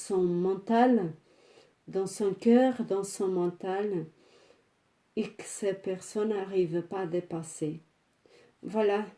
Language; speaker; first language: French; non-native, fluent; Portuguese